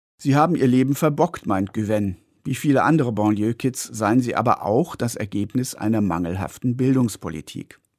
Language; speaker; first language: German; native; German